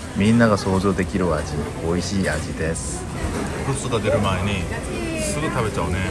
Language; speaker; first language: Japanese; non-native, fluent; Korean